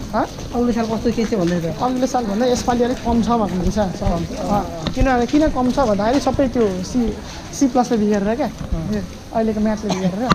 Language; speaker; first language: Nepali; native; Nepali